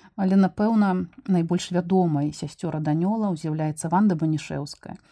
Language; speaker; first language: Belarusian; non-native, local second language; Russian